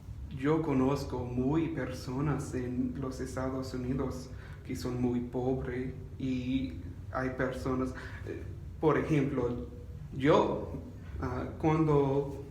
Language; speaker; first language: Spanish; non-native, learner; English